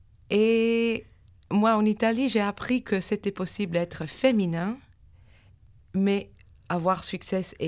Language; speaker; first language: French; non-native, fluent; English